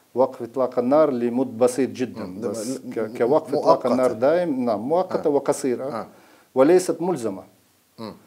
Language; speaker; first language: Arabic; non-native, fluent; Russian